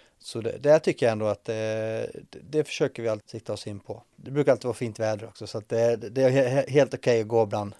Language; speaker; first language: Swedish; native; Swedish